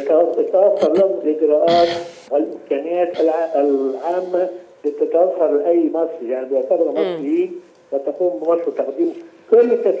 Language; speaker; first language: Arabic; native; Arabic